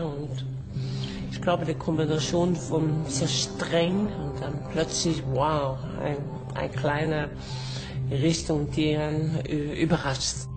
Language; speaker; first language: German; non-native, fluent; Norwegian